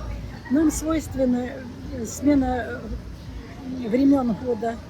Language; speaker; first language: Russian; native; Russian